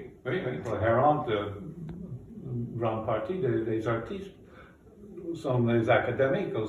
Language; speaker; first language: French; non-native, fluent; English